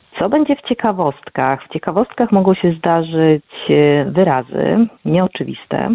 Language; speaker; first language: Polish; native; Polish